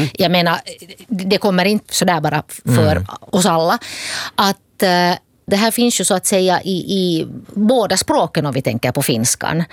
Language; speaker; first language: Swedish; native; Swedish